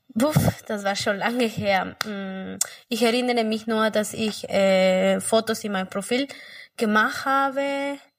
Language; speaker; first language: German; non-native, fluent; Spanish